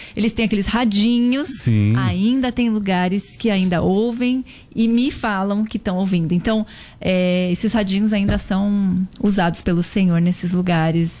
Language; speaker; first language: Portuguese; native; Portuguese